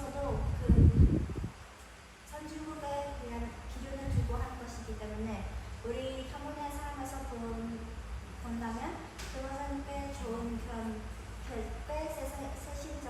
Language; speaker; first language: Korean; non-native, fluent; Khmer